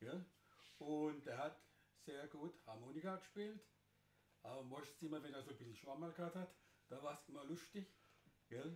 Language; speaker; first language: German; native; German